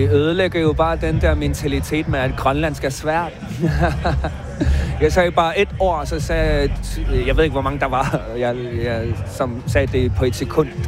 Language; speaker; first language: Danish; non-native, local second language; Kalaallisut